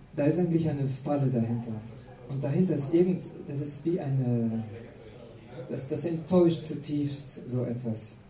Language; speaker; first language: German; non-native, fluent; French